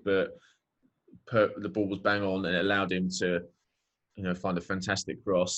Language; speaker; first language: English; native; English